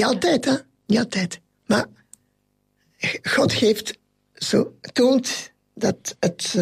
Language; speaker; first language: Dutch; non-native, local second language; French